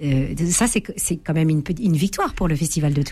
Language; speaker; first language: French; native; French